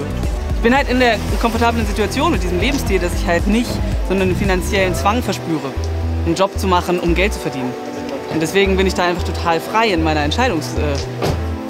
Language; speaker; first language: German; native; German